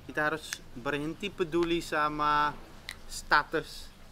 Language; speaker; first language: Indonesian; non-native, fluent; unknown